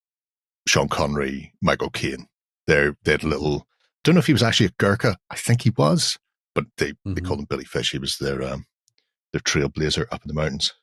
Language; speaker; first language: English; native; English